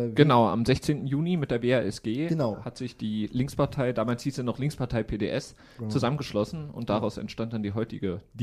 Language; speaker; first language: German; native; German